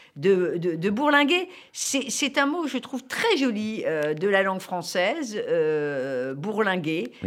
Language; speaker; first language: French; native; French